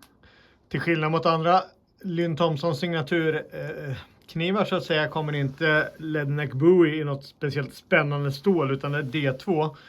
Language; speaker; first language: Swedish; native; Swedish